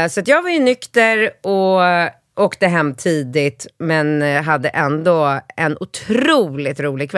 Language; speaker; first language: Swedish; native; Swedish